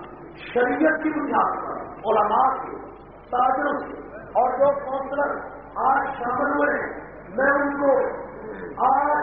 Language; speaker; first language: Urdu; native; Urdu